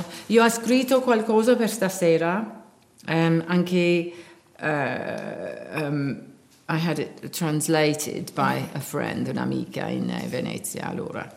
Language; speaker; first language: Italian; non-native, learner; English